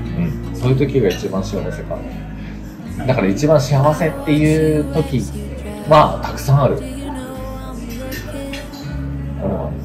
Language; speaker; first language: Japanese; native; Japanese